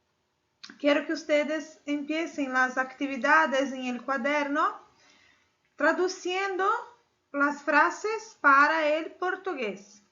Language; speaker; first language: Spanish; non-native, fluent; Portuguese